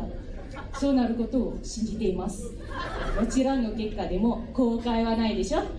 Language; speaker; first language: Japanese; non-native, fluent; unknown